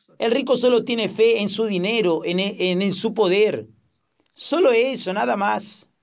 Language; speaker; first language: Spanish; non-native, fluent; Portuguese